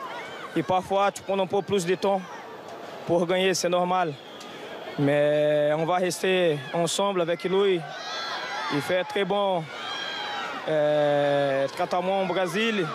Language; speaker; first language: French; non-native, learner; Portuguese